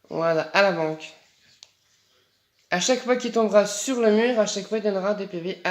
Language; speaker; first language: French; native; French